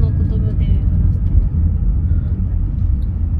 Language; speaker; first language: Japanese; non-native, learner; Indonesian